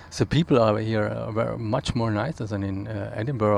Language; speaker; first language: English; non-native, learner; German